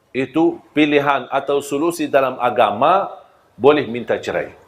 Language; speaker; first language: Malay; non-native, fluent; Arabic